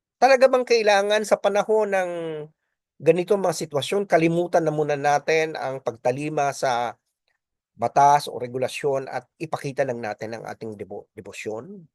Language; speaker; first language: Filipino; non-native, local second language; Bikol